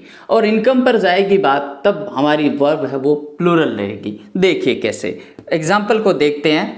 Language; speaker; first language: Hindi; native; Hindi